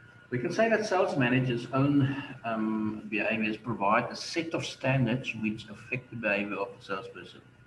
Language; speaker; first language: English; non-native, local second language; Afrikaans